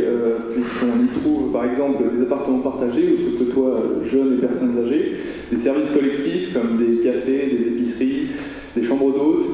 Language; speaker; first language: French; native; French